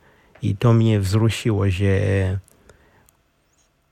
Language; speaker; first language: Polish; non-native, fluent; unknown